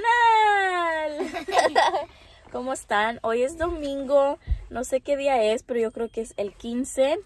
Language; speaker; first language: Spanish; early bilingual, heritage; Spanish